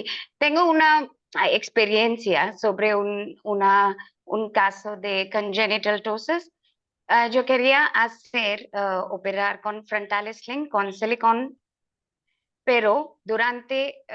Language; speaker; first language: Spanish; non-native, learner; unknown